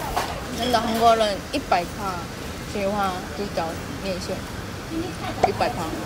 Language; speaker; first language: Chinese; non-native, learner; Korean